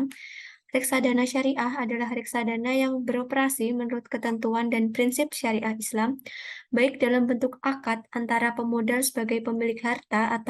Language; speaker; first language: Indonesian; native; Indonesian